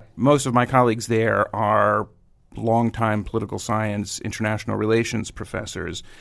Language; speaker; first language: English; native; English